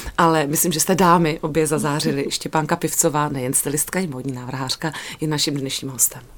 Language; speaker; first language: Czech; native; Czech